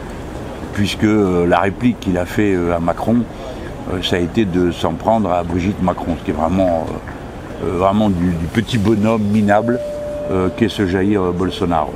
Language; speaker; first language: French; native; French